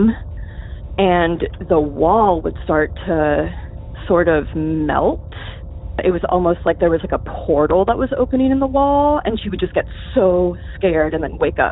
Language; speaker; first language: English; native; English